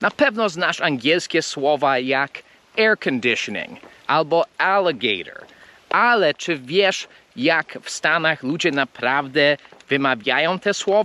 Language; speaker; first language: Polish; non-native, fluent; English